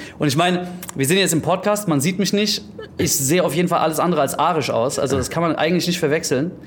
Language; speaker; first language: German; early bilingual, heritage; German